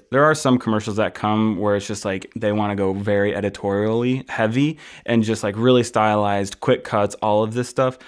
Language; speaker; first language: English; native; English